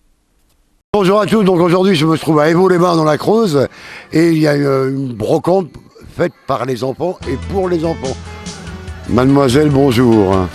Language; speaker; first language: French; native; French